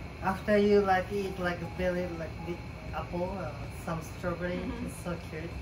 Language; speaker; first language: English; non-native, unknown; Japanese